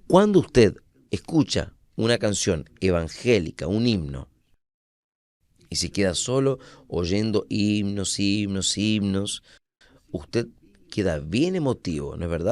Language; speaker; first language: Spanish; non-native, fluent; Portuguese